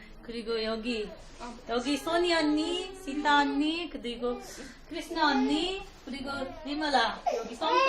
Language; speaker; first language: Korean; non-native, learner; Nepali